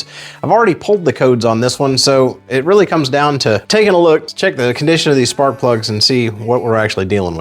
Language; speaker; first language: English; native; English